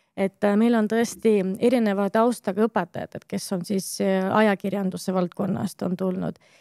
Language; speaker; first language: Estonian; non-native, local second language; Russian